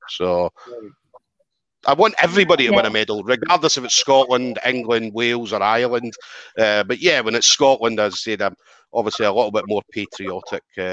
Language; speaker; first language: English; native; English